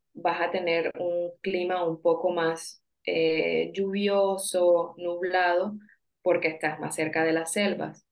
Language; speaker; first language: Spanish; native; Spanish